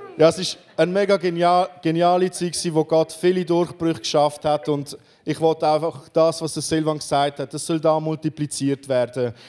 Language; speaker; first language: German; non-native, fluent; Romanian